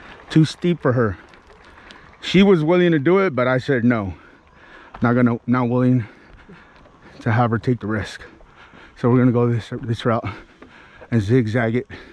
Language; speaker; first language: English; native; English